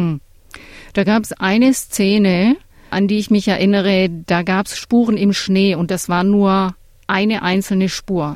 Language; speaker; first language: German; native; German